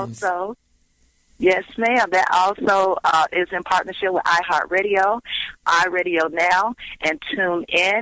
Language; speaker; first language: English; native; English